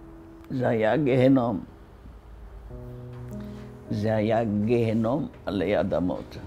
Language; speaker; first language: Hebrew; non-native, fluent; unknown